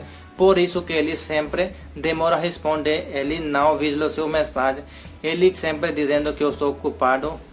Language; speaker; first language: Portuguese; non-native, learner; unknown